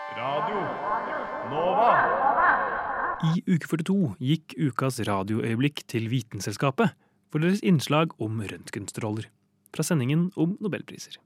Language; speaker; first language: Norwegian; native; Norwegian